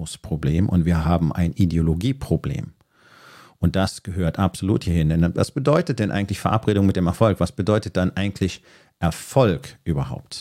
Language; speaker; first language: German; native; German